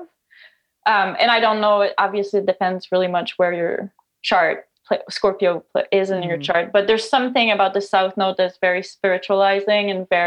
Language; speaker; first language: English; non-native, fluent; French